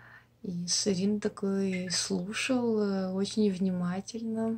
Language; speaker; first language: Russian; non-native, local second language; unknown